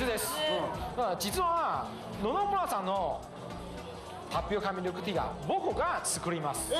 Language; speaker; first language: Japanese; non-native, fluent; Chinese